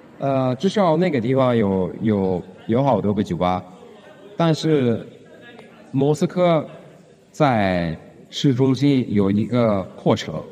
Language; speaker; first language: Chinese; non-native, fluent; Russian